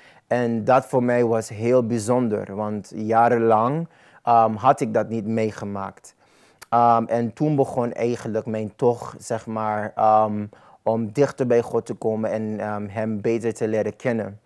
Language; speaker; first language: Dutch; non-native, local second language; Papiamento